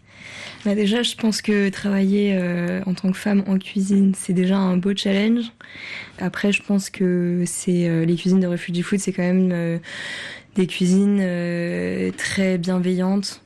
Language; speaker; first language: French; early bilingual, other home language; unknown